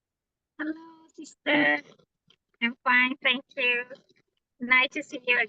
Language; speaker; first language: English; non-native, fluent; Khmer